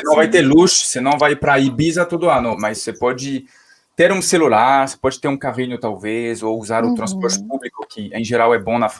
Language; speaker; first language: Portuguese; non-native, fluent; French